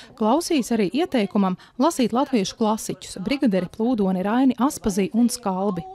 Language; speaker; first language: Latvian; native; Latvian